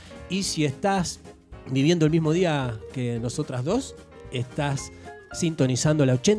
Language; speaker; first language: Spanish; native; Spanish